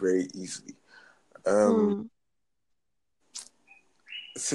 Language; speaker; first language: English; non-native, local second language; Akan